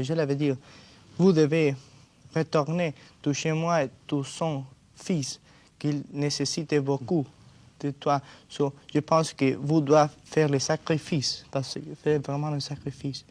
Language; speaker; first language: French; non-native, learner; Spanish